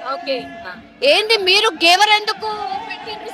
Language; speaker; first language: Telugu; native; Telugu